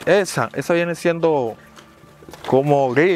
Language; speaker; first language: Spanish; native; Spanish